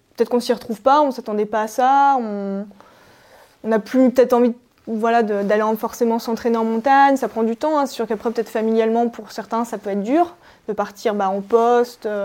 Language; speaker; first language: French; native; French